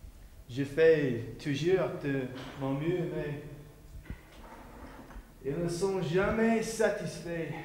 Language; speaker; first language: French; non-native, learner; Finnish